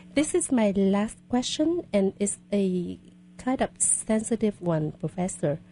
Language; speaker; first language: English; non-native, fluent; Vietnamese